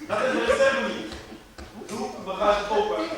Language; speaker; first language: Dutch; non-native, local second language; Papiamento